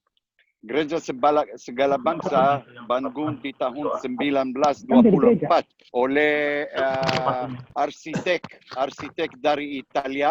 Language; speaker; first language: Indonesian; non-native, learner; Hebrew